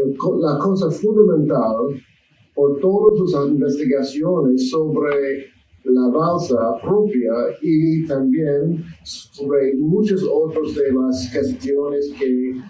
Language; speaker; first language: Spanish; non-native, learner; English